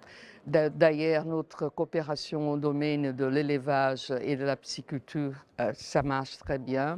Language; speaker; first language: French; non-native, fluent; Portuguese